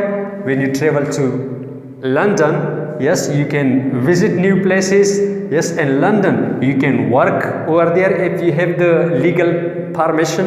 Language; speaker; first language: English; non-native, local second language; Urdu